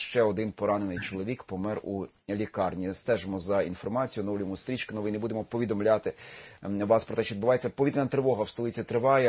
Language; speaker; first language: Ukrainian; native; Ukrainian